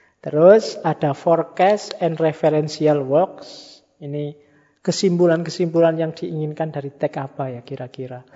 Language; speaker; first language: Indonesian; native; Indonesian